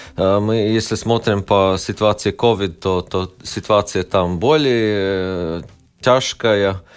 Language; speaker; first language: Russian; non-native, local second language; Latvian